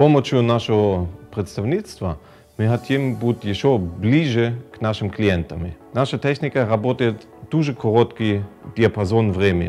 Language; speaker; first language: Ukrainian; non-native, fluent; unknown